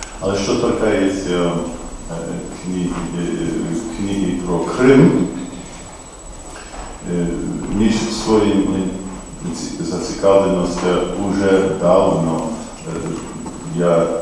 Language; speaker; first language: Ukrainian; early bilingual, heritage; Ukrainian